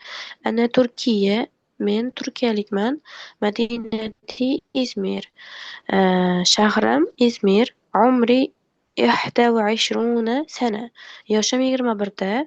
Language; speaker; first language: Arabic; non-native, learner; Uzbek